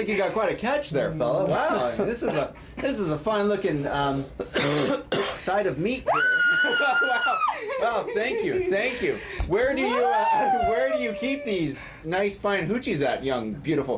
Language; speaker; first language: English; native; English